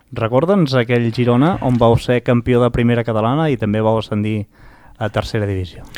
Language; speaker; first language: Catalan; native; Catalan